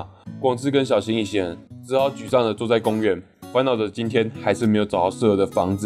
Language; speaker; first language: Chinese; native; Chinese